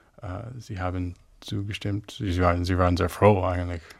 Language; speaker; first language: German; non-native, fluent; English